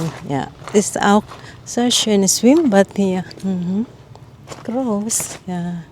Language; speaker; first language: German; non-native, learner; Filipino